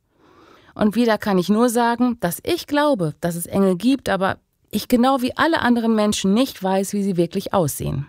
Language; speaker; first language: German; native; German